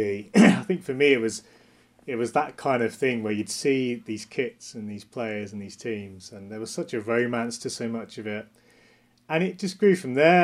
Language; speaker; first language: English; native; English